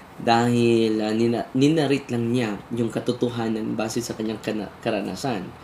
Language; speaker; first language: Filipino; non-native, local second language; Cebuano